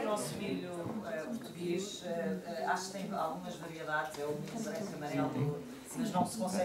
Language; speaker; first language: Portuguese; native; Portuguese